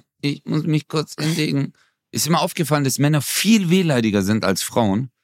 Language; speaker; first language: German; early bilingual, other home language; Turkish